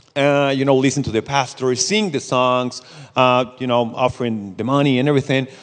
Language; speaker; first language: English; non-native, fluent; Spanish